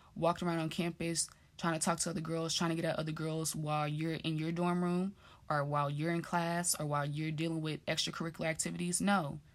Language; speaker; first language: English; native; English